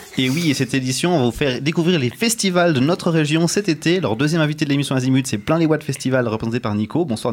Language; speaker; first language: French; native; French